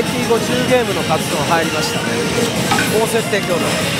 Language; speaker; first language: Japanese; native; Japanese